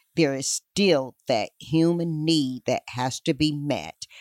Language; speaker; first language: English; native; English